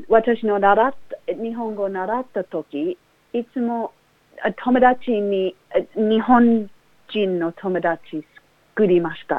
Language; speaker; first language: Japanese; non-native, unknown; English